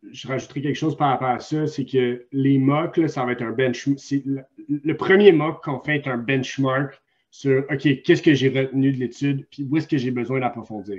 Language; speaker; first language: French; native; French